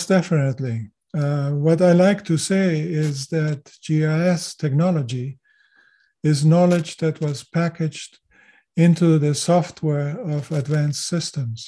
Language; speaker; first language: English; non-native, fluent; German